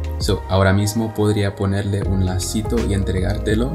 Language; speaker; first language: Spanish; non-native, fluent; English